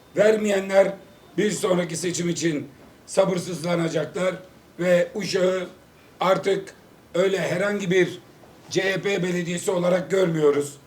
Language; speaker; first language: Turkish; native; Turkish